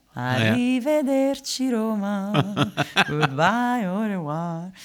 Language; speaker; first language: English; non-native, fluent; Italian